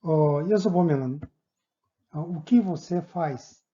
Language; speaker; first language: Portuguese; non-native, fluent; Korean